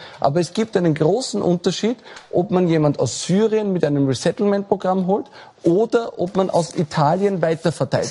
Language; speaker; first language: German; native; German